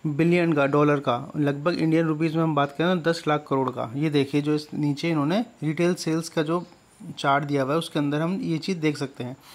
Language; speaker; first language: Hindi; native; Hindi